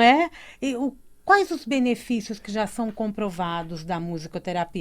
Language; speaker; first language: Portuguese; native; Portuguese